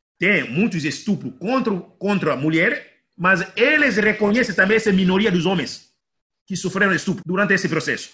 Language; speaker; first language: Portuguese; non-native, fluent; Lingala